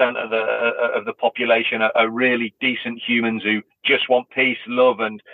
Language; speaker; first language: English; native; English